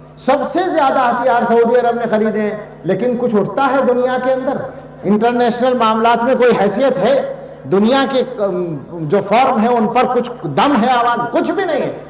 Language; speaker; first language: Urdu; native; Urdu